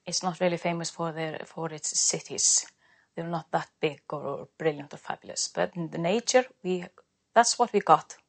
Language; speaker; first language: English; non-native, fluent; Icelandic